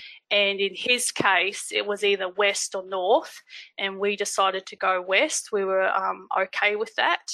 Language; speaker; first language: English; native; English